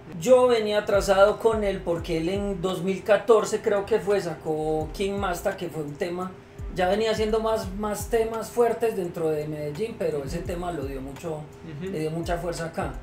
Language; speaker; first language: Spanish; native; Spanish